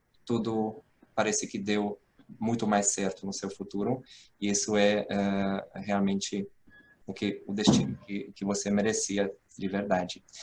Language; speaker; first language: Portuguese; non-native, fluent; Hungarian